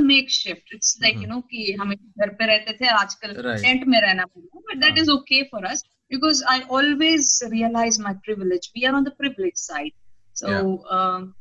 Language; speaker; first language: English; non-native, local second language; Telugu